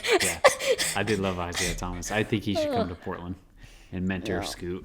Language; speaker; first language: English; native; English